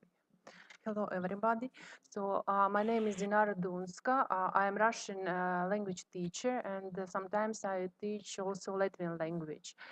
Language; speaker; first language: English; non-native, fluent; Russian